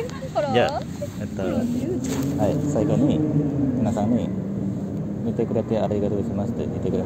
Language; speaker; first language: Japanese; non-native, fluent; Indonesian